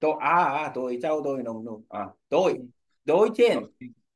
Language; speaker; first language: Vietnamese; non-native, learner; Korean